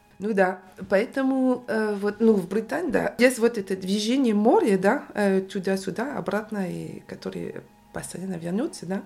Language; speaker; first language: Russian; non-native, fluent; French